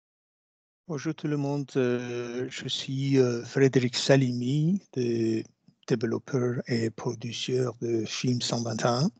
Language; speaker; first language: French; non-native, fluent; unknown